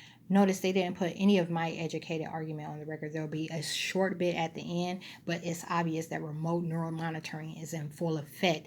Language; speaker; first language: English; native; English